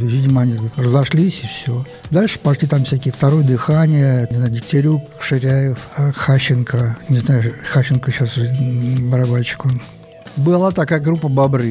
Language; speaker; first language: Russian; native; Russian